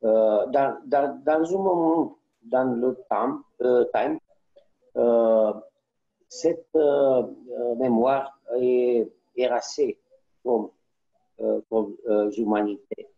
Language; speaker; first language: French; non-native, learner; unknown